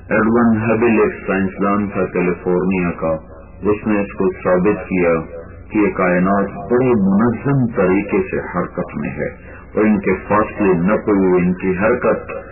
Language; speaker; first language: Urdu; non-native, local second language; Punjabi